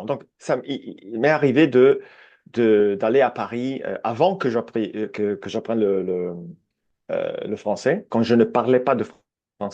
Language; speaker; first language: French; non-native, fluent; Italian